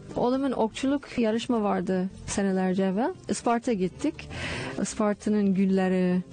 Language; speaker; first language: Turkish; non-native, fluent; English